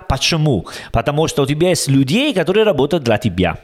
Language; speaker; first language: Russian; non-native, learner; Italian